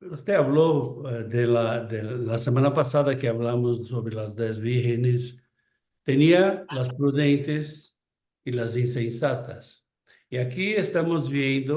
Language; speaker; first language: Spanish; non-native, fluent; Portuguese